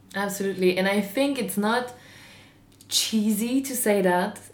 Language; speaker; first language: English; non-native, fluent; French